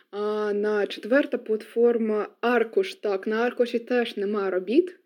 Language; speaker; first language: Ukrainian; non-native, local second language; Russian